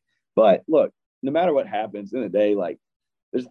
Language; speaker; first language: English; native; English